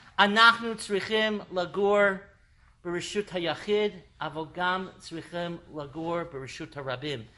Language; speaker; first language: Hebrew; non-native, fluent; English